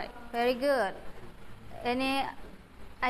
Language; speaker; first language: English; non-native, fluent; Indonesian